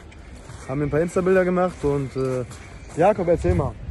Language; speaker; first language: German; native; German